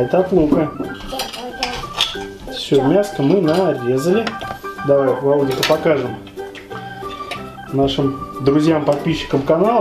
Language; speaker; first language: Russian; native; Russian